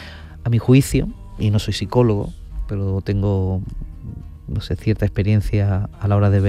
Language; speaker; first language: Spanish; native; Spanish